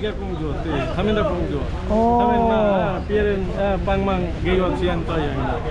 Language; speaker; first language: Chinese; non-native, learner; Bangla